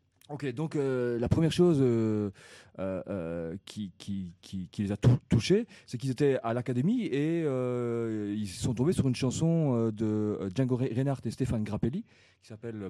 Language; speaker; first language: French; native; French